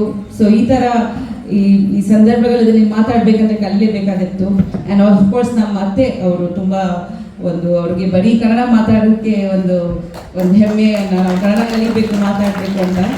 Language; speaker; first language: Kannada; non-native, fluent; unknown